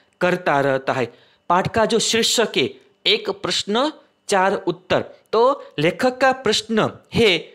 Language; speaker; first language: Hindi; non-native, local second language; Gujarati